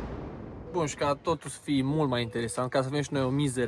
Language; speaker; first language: Romanian; native; Romanian